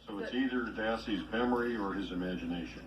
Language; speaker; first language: English; native; English